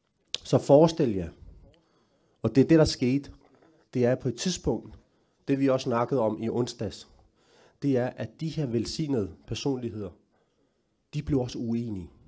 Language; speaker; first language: Danish; early bilingual, other home language; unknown